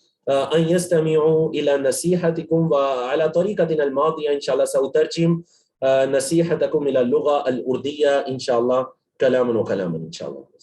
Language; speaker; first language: Arabic; non-native, fluent; Urdu